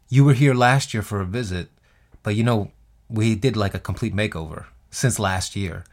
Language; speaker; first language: English; native; English